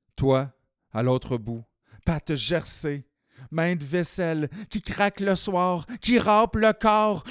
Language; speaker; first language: French; native; French